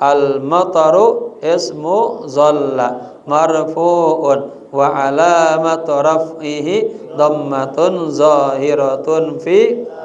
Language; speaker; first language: Arabic; non-native, fluent; Indonesian